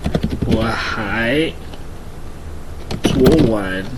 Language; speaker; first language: Chinese; non-native, learner; English